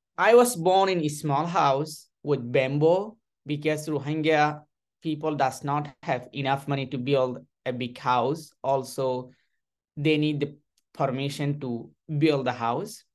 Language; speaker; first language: English; non-native, fluent; Burmese